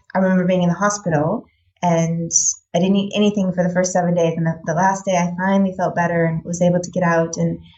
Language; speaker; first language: English; native; English